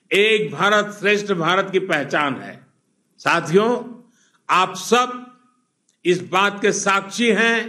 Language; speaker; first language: Hindi; non-native, local second language; Gujarati